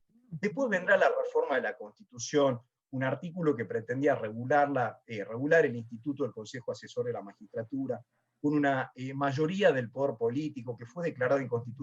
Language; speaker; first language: Spanish; native; Spanish